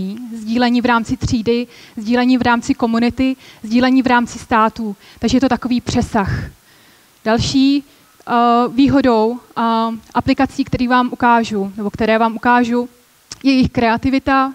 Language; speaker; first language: Czech; native; Czech